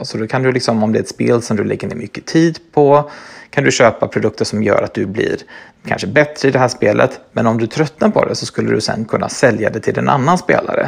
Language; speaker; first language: Swedish; native; Swedish